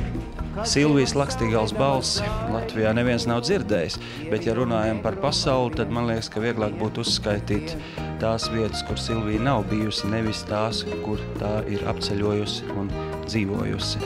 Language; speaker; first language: Latvian; native; Latvian